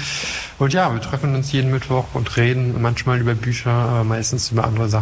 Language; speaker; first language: German; non-native, fluent; French